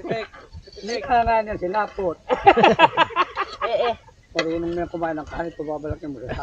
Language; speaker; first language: Filipino; native; Filipino